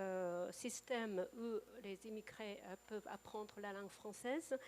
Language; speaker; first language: French; non-native, fluent; Japanese